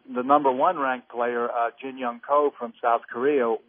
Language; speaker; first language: English; native; English